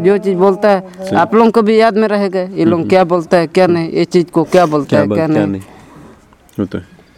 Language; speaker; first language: Hindi; non-native, local second language; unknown